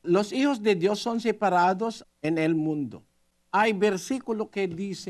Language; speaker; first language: Spanish; non-native, learner; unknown